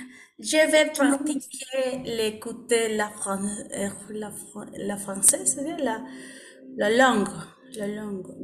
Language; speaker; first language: French; non-native, learner; Spanish